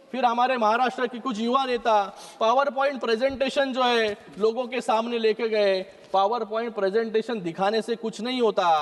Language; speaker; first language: Hindi; non-native, local second language; Marathi